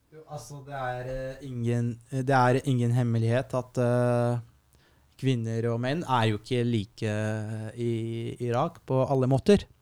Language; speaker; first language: Norwegian; non-native, fluent; Arabic